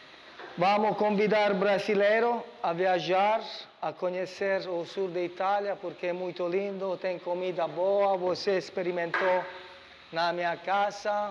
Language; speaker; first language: Portuguese; non-native, learner; Italian